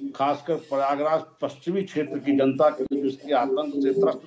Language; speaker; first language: Hindi; native; Hindi